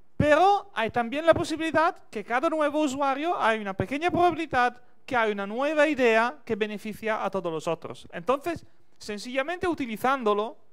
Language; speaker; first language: Spanish; non-native, fluent; Italian